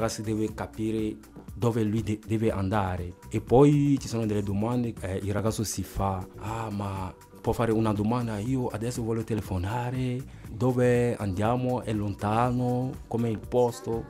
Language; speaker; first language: Italian; non-native, fluent; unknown